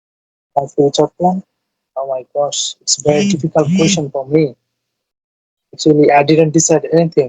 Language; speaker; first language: English; non-native, learner; Bangla